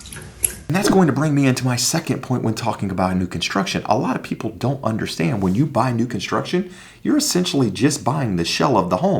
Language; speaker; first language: English; native; English